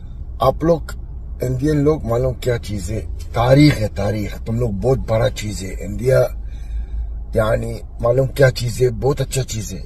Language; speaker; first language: Hindi; non-native, learner; Arabic